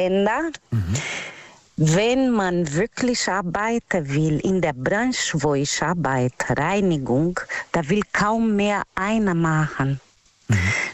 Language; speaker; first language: German; non-native, learner; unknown